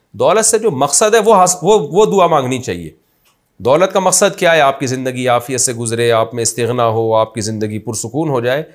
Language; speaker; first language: Urdu; native; Urdu